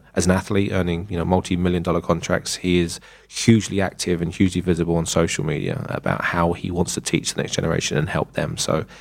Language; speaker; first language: English; native; English